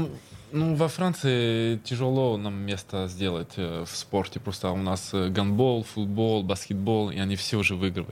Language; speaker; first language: Russian; early bilingual, heritage; Russian